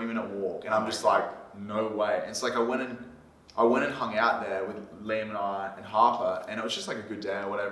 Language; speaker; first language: English; native; English